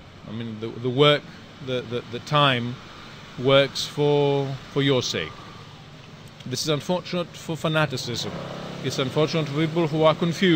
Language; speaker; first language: English; non-native, fluent; Greek